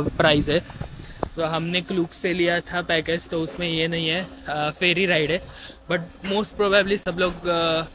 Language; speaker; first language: Hindi; non-native, local second language; Marathi